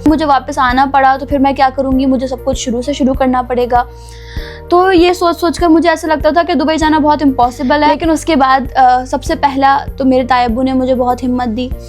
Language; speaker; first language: Urdu; native; Urdu